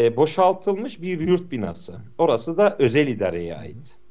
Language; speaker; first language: Turkish; non-native, local second language; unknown